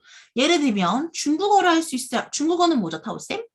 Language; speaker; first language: Korean; native; Korean